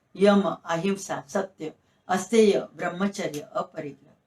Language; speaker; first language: Hindi; non-native, local second language; Marathi